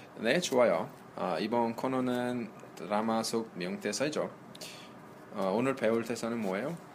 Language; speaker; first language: Korean; non-native, fluent; Italian